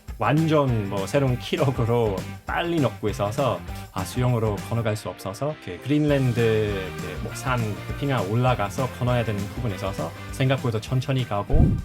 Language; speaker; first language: Korean; non-native, fluent; English